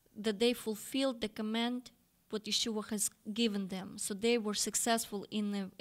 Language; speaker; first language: English; non-native, fluent; Russian